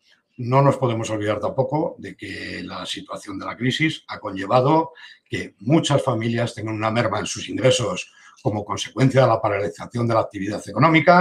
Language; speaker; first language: Spanish; native; Spanish